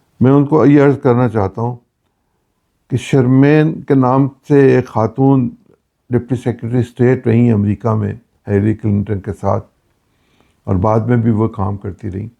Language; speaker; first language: Urdu; native; Urdu